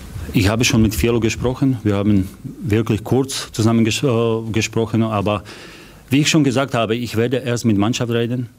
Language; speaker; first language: German; non-native, fluent; Slovak